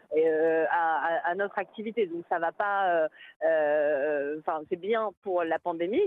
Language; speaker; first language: French; native; French